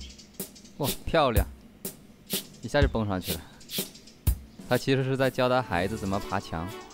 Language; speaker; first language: Chinese; native; Chinese